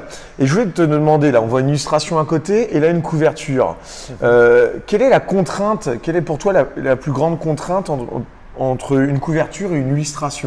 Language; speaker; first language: French; native; French